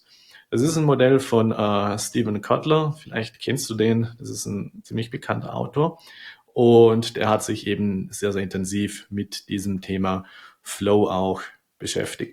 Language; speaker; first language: German; native; German